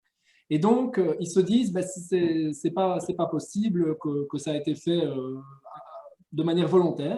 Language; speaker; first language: French; native; French